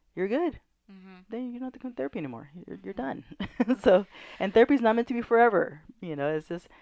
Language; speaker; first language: English; native; English